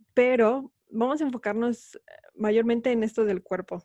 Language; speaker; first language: Spanish; native; Spanish